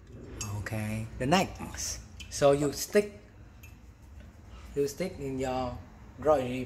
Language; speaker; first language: English; non-native, learner; Vietnamese